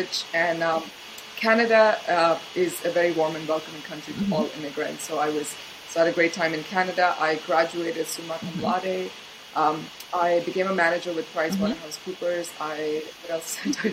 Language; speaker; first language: English; non-native, local second language; Hindi